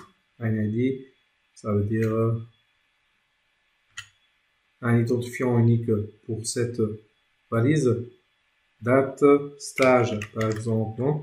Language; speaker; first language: French; non-native, local second language; Arabic